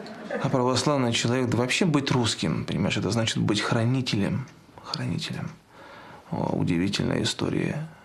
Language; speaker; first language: Russian; native; Russian